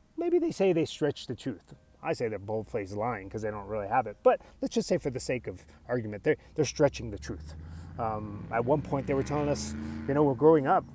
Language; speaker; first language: English; early bilingual, other home language; Spanish